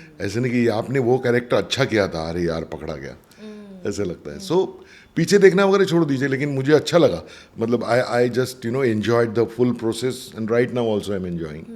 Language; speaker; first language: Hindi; non-native, local second language; Marathi